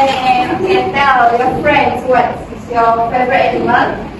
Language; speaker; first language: English; non-native, local second language; Malay